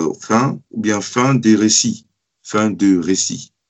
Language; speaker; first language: French; non-native, learner; German